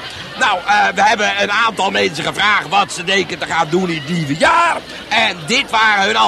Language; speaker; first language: Dutch; native; Dutch